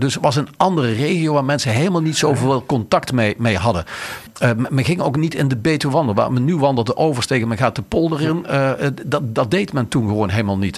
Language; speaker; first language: Dutch; native; Dutch